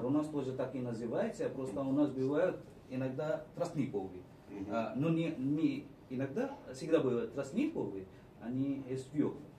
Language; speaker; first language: Russian; non-native, fluent; Marathi